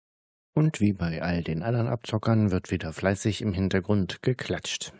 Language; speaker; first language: German; native; German